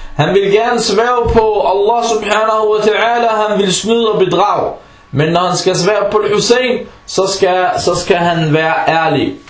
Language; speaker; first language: Danish; non-native, fluent; Arabic